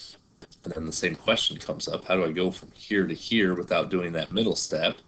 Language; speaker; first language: English; native; English